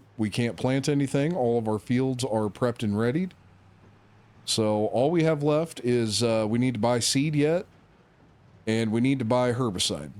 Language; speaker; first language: English; native; English